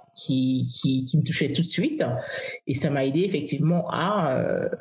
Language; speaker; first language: French; early bilingual, heritage; English